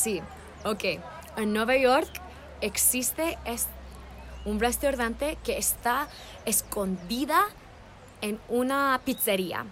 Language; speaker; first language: Spanish; early bilingual, heritage; English